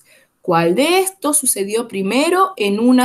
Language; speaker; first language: Spanish; native; Spanish